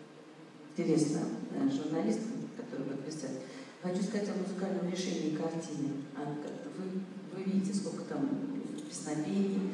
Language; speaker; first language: Russian; native; Russian